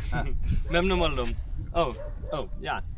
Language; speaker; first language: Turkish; non-native, learner; English